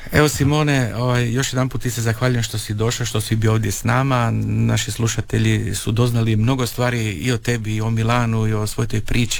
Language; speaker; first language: Serbian; native; Serbian